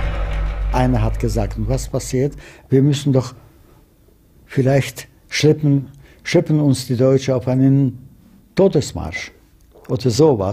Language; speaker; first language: German; non-native, fluent; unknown